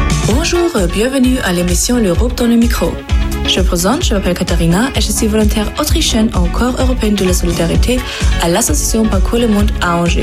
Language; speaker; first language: French; non-native, fluent; German